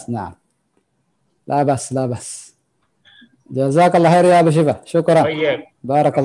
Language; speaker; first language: Arabic; non-native, fluent; Indonesian